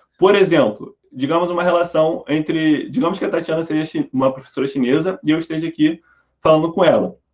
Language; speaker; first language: Portuguese; native; Portuguese